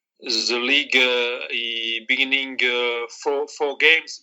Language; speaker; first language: English; non-native, learner; Arabic